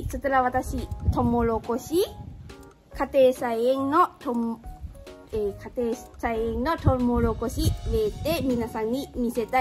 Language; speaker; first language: Japanese; non-native, learner; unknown